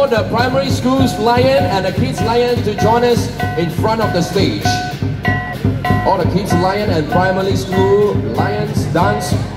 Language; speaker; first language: English; non-native, local second language; Chinese